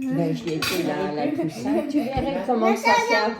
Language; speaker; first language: French; native; French